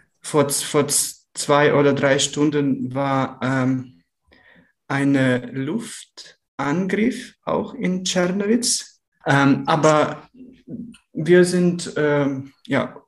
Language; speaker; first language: German; non-native, learner; Ukrainian